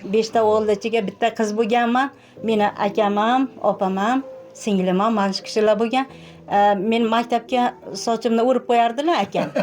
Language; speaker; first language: Uzbek; native; Uzbek